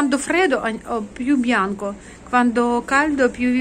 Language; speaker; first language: Italian; non-native, learner; Russian